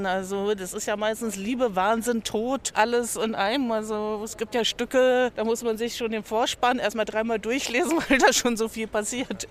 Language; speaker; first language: German; native; German